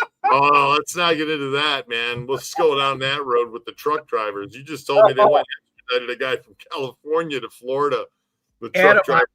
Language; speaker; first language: English; native; English